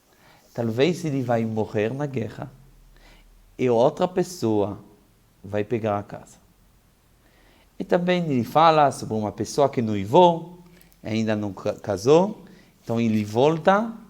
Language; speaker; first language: Portuguese; non-native, fluent; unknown